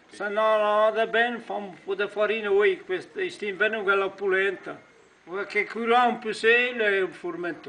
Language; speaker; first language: Italian; non-native, local second language; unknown